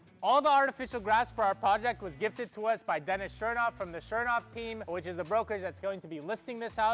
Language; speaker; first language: English; native; English